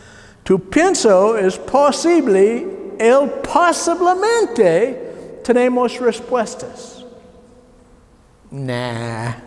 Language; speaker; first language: Spanish; non-native, learner; English